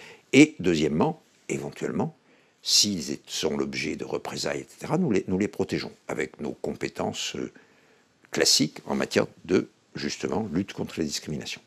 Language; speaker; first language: French; native; French